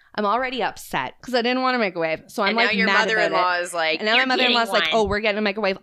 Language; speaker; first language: English; native; English